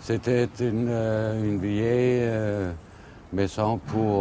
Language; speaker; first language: French; non-native, learner; Danish